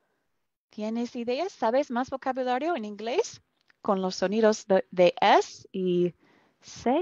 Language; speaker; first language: Spanish; non-native, fluent; English